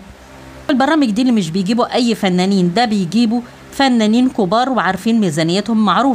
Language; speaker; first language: Arabic; native; Arabic